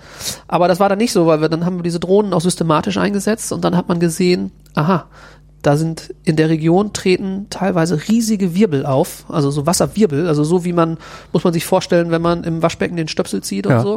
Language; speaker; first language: German; native; German